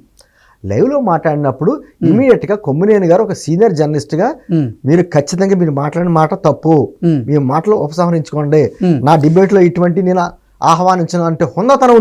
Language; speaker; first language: Telugu; native; Telugu